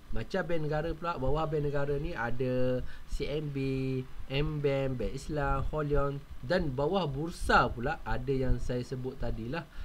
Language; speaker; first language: Malay; native; Malay